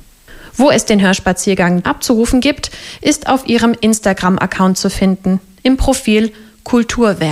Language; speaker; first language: German; native; German